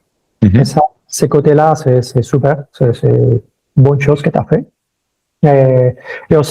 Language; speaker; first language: French; early bilingual, other home language; Spanish